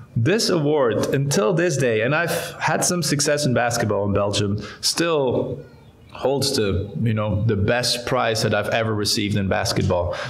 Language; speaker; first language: English; non-native, fluent; Dutch